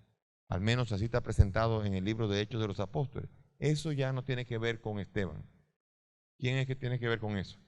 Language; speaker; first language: Spanish; native; Spanish